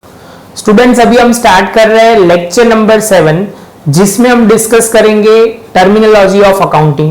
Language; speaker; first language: Hindi; non-native, local second language; Gujarati